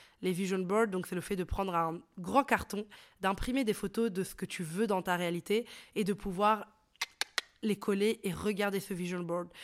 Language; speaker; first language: French; early bilingual, other home language; Arabic